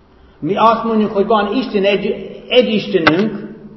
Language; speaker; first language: Hungarian; non-native, fluent; English